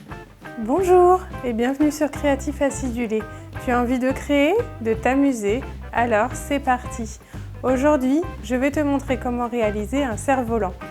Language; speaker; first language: French; native; French